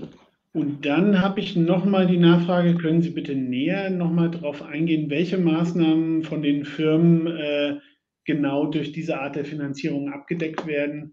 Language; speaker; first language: German; native; German